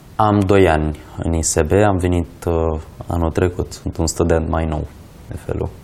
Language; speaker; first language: Romanian; early bilingual, other home language; Arabic